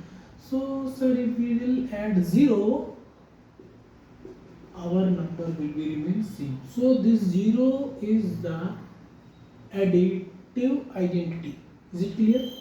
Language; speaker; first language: English; non-native, local second language; Hindi